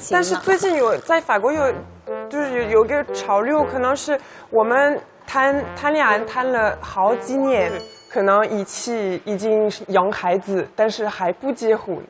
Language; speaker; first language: Chinese; non-native, fluent; French